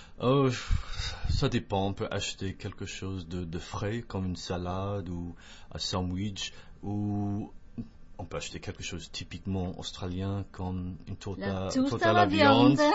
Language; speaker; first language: French; non-native, fluent; English